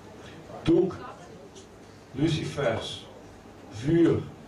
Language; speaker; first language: Dutch; native; Dutch